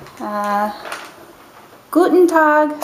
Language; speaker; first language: German; non-native, learner; English